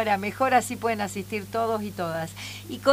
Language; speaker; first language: Spanish; native; Spanish